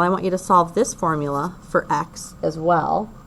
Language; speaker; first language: English; native; English